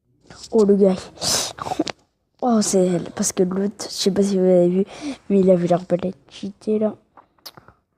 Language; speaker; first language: French; native; French